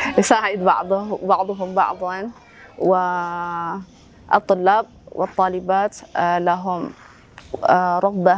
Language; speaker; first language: Arabic; non-native, fluent; Indonesian